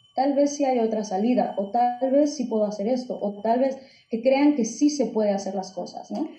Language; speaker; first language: Spanish; native; Spanish